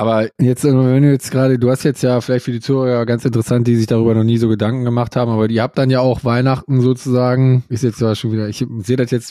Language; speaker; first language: German; native; German